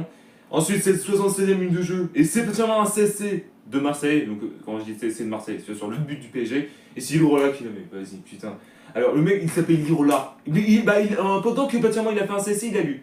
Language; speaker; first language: French; native; French